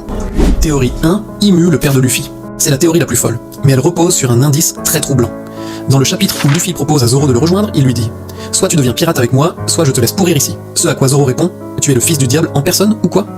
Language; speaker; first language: French; native; French